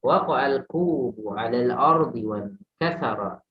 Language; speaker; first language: Arabic; non-native, fluent; Indonesian